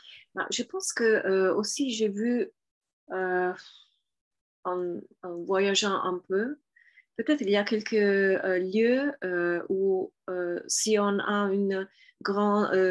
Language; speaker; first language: French; non-native, fluent; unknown